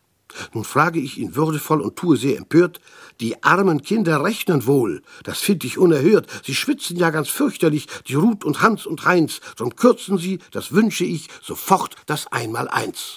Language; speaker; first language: German; native; German